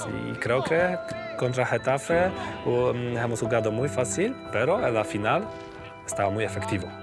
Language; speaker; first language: Spanish; non-native, learner; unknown